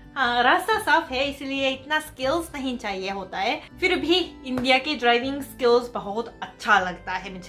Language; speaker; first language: Hindi; non-native, fluent; Japanese